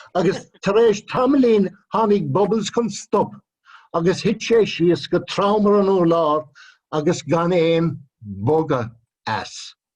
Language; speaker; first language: Irish; native; Irish